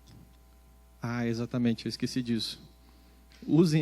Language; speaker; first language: Portuguese; native; Portuguese